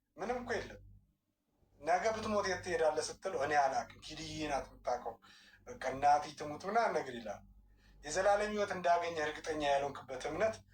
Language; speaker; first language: Amharic; native; Amharic